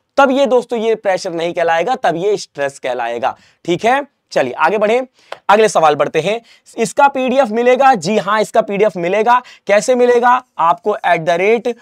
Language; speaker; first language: Hindi; native; Hindi